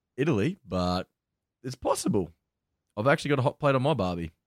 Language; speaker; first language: English; native; English